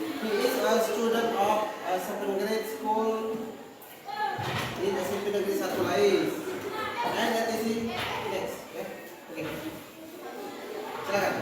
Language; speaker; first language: English; non-native, learner; Indonesian